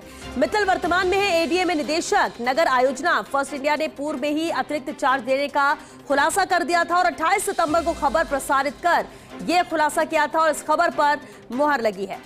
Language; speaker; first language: Hindi; native; Hindi